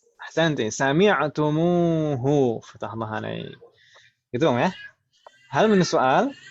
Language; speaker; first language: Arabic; non-native, fluent; Indonesian